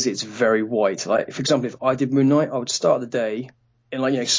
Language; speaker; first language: English; native; English